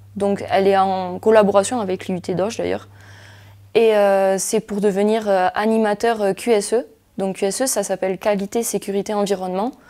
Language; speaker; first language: French; native; French